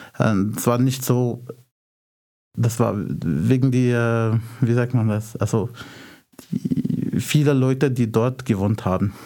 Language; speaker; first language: German; non-native, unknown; Arabic